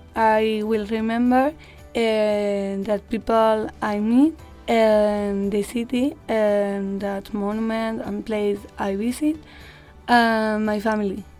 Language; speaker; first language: English; non-native, learner; Spanish